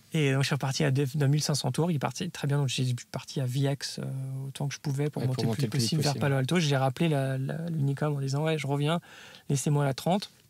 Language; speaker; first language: French; native; French